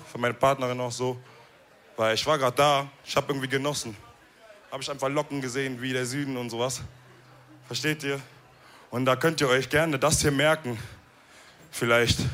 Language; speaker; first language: German; early bilingual, other home language; Wolof